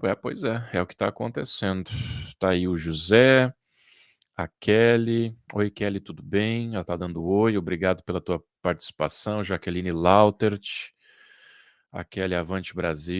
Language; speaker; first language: Portuguese; native; Portuguese